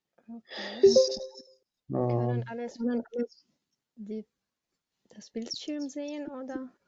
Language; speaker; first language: German; non-native, learner; Arabic